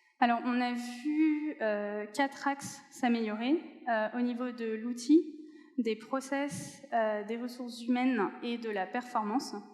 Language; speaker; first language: French; native; French